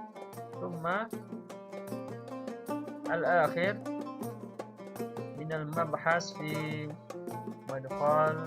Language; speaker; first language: Arabic; non-native, fluent; Indonesian